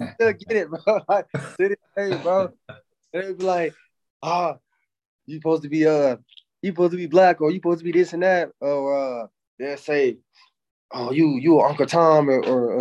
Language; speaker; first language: English; native; English